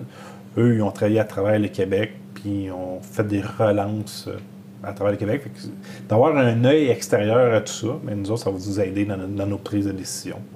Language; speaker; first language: French; native; French